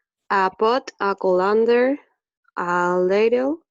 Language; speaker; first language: English; non-native, learner; Spanish